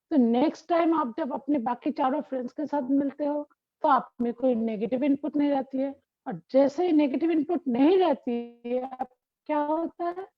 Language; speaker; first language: Hindi; non-native, local second language; Bangla